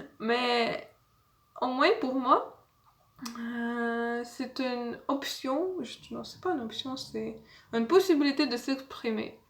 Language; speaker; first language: French; non-native, learner; Russian